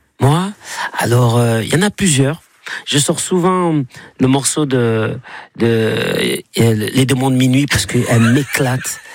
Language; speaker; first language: French; native; French